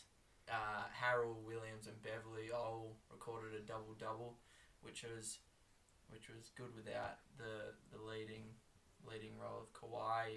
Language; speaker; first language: English; native; English